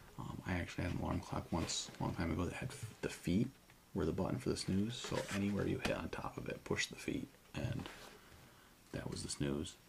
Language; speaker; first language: English; native; English